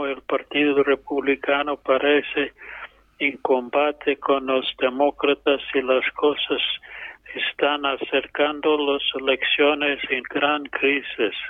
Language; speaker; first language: Spanish; non-native, fluent; English